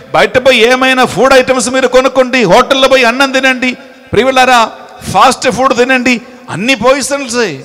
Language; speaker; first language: Telugu; non-native, local second language; Malayalam